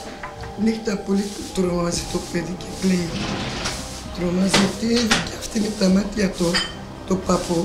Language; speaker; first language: Greek; non-native, local second language; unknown